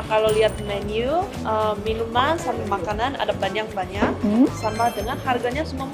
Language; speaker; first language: Indonesian; non-native, learner; Korean